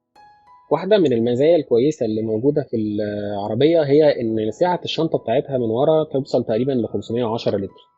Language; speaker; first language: Arabic; native; Arabic